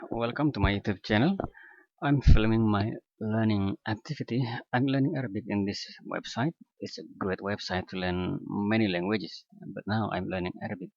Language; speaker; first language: English; non-native, fluent; Indonesian